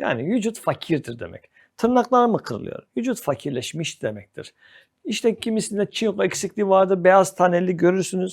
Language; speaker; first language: Turkish; native; Turkish